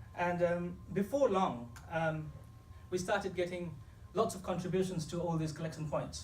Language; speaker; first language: English; non-native, fluent; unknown